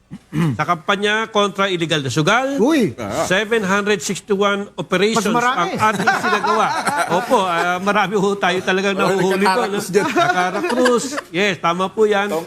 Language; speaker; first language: Filipino; native; Filipino